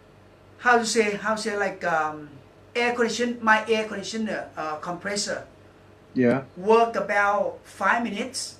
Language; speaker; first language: English; non-native, learner; Thai